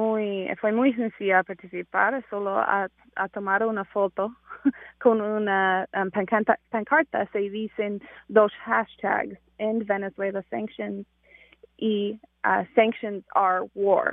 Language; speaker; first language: Spanish; non-native, fluent; English